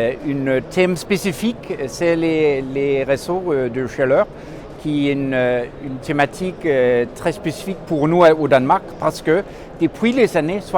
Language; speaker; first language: French; non-native, fluent; Danish